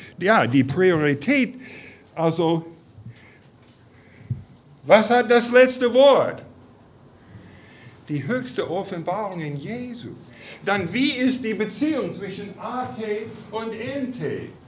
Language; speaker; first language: German; non-native, fluent; English